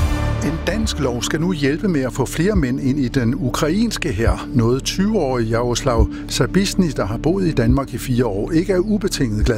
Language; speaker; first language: Danish; native; Danish